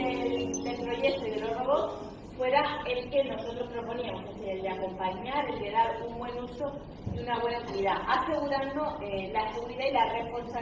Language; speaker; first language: Spanish; native; Spanish